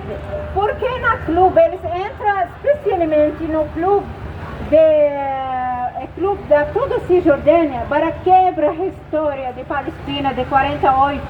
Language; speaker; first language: Portuguese; non-native, learner; Arabic